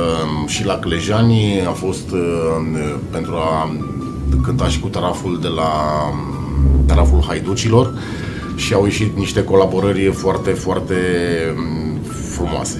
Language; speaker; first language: Romanian; native; Romanian